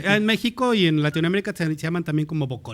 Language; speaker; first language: Spanish; native; Spanish